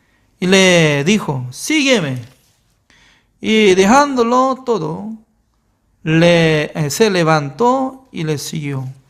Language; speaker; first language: Spanish; non-native, fluent; Korean